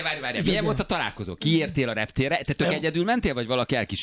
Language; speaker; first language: Hungarian; native; Hungarian